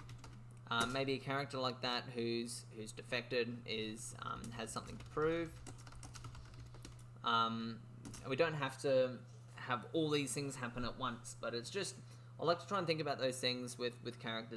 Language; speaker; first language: English; native; English